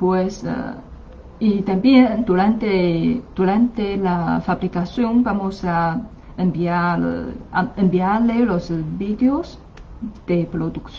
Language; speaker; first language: Spanish; non-native, learner; Chinese